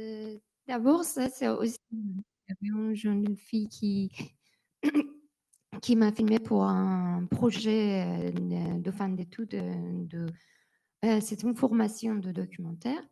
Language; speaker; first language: French; non-native, learner; Persian